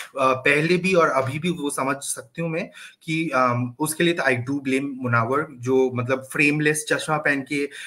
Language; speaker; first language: Hindi; native; Hindi